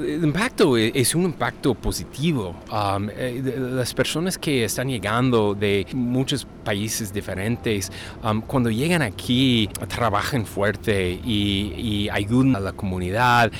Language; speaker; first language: Spanish; non-native, fluent; English